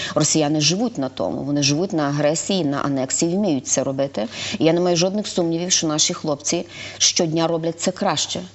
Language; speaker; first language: Ukrainian; native; Ukrainian